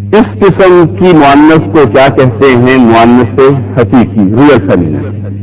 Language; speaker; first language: Urdu; non-native, local second language; Punjabi